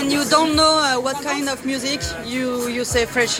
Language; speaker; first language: English; non-native, learner; French